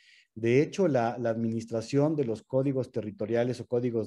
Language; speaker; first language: Spanish; native; Spanish